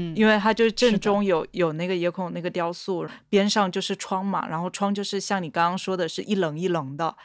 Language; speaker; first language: Chinese; native; Chinese